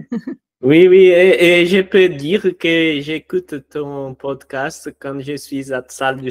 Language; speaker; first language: French; non-native, learner; Portuguese